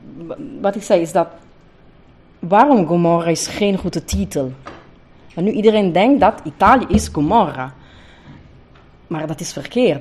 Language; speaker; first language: Dutch; non-native, fluent; Italian